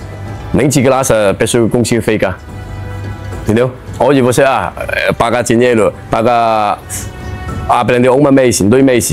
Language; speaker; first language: Portuguese; non-native, learner; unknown